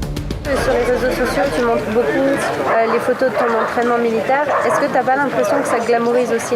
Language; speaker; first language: French; native; French